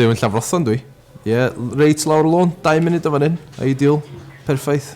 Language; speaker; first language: Welsh; native; Welsh